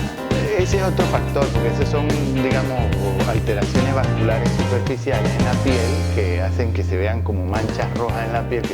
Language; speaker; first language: Spanish; native; Spanish